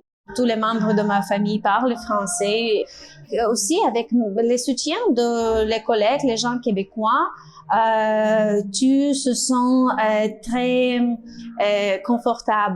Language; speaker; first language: French; non-native, learner; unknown